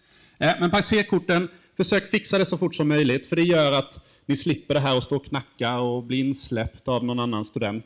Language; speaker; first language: Swedish; native; Swedish